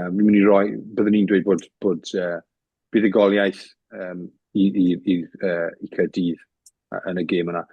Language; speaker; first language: Welsh; native; Welsh